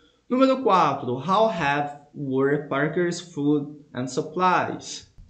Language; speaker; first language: English; non-native, fluent; Portuguese